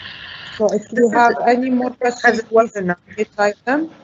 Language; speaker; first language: English; non-native, fluent; Arabic